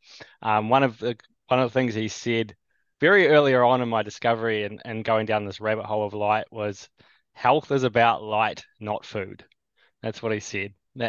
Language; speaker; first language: English; native; English